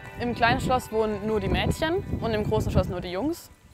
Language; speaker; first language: German; native; German